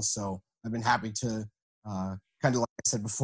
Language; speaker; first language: English; native; English